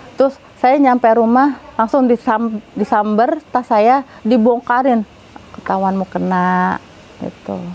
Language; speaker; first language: Indonesian; native; Indonesian